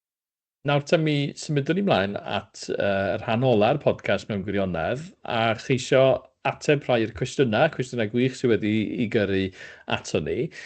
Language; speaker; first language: Welsh; native; Welsh